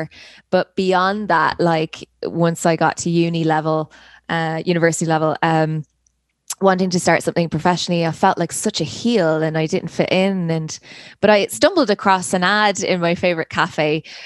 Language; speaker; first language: English; native; English